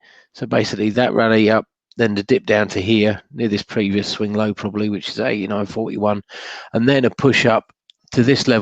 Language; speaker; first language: English; native; English